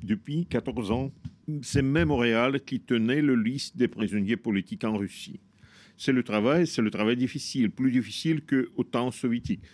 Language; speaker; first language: French; non-native, fluent; Russian